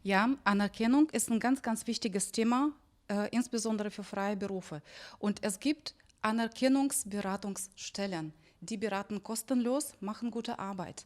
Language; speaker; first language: German; non-native, fluent; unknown